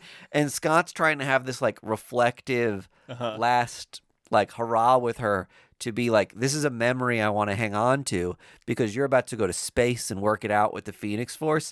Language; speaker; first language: English; native; English